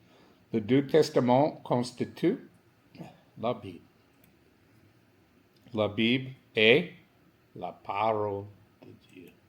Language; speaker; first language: French; non-native, learner; English